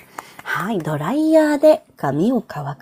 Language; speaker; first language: Japanese; non-native, fluent; Filipino